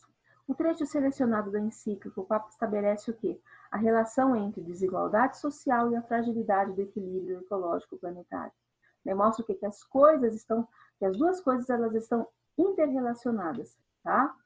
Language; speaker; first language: Portuguese; native; Portuguese